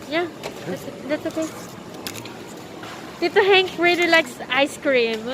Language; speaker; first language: English; non-native, local second language; Filipino